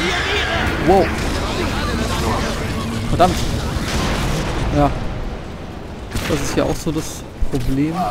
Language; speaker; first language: German; native; German